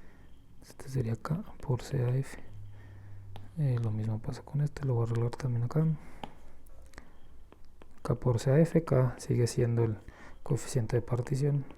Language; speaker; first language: Spanish; native; Spanish